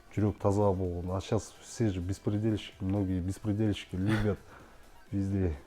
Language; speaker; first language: Russian; non-native, local second language; Kyrgyz